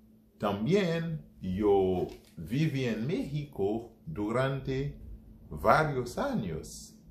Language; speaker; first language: Spanish; non-native, fluent; Haitian Creole